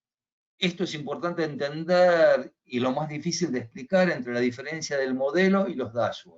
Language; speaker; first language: Spanish; native; Spanish